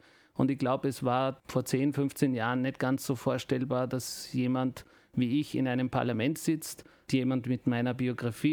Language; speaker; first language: German; early bilingual, other home language; Turkish